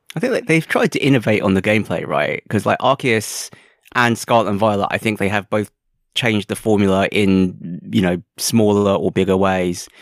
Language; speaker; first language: English; native; English